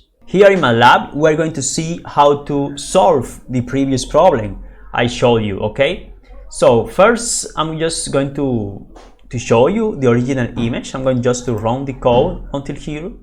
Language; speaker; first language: English; non-native, fluent; Spanish